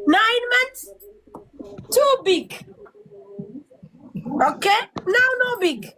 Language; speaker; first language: English; non-native, learner; Amharic